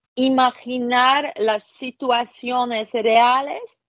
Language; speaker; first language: Spanish; non-native, fluent; Polish